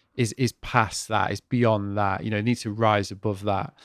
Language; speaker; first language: English; native; English